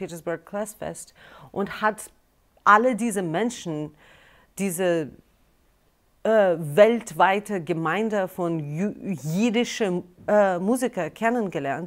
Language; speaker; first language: German; non-native, fluent; Russian